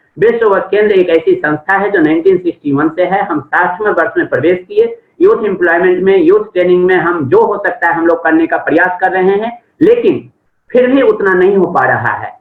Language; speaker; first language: Hindi; native; Hindi